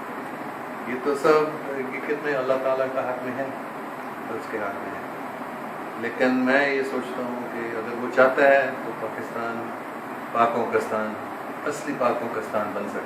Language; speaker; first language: Hindi; non-native, local second language; English